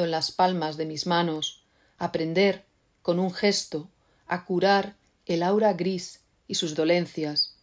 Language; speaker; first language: Spanish; native; Spanish